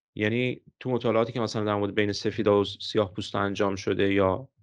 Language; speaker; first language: Persian; native; Persian